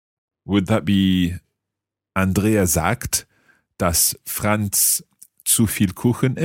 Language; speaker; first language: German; non-native, learner; English